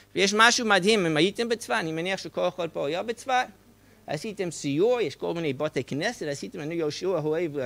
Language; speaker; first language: Hebrew; non-native, fluent; English